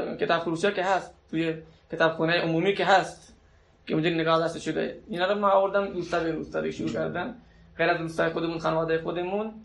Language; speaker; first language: Persian; non-native, local second language; Baluchi